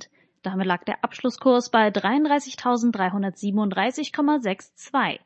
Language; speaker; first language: German; native; German